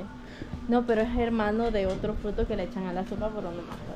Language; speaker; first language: Spanish; native; Spanish